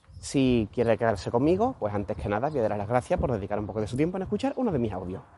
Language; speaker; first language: Spanish; native; Spanish